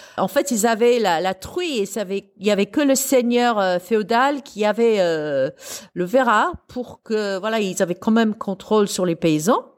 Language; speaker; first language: French; non-native, fluent; English